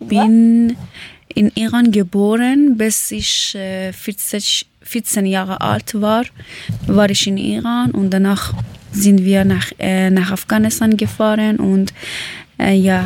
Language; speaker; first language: German; non-native, fluent; Persian